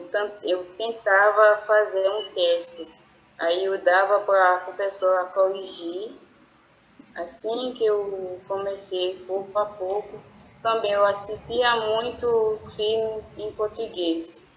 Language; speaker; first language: Portuguese; non-native, fluent; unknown